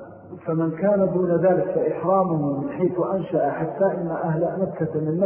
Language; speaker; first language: Arabic; native; Arabic